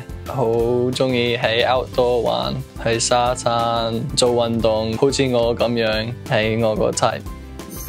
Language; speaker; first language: Cantonese; early bilingual, heritage; English